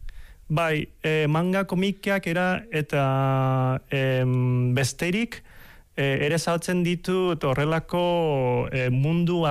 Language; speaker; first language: Basque; non-native, fluent; Cantonese